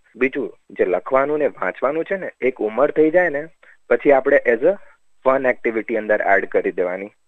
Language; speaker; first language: Gujarati; early bilingual, heritage; Gujarati